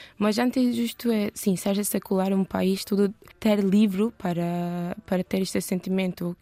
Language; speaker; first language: Portuguese; non-native, learner; Turkish